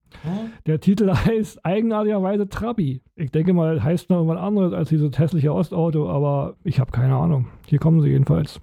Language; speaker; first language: German; native; German